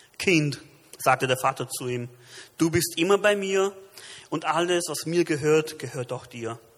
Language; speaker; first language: German; early bilingual, other home language; Romanian